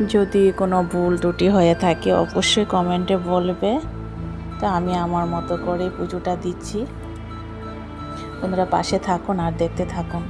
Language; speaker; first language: Bangla; native; Bangla